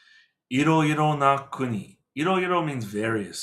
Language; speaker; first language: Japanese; non-native, fluent; English